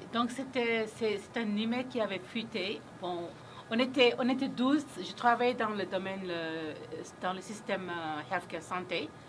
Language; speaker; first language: French; non-native, local second language; Wolof